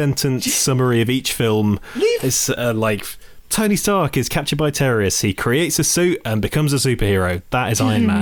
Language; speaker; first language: English; native; English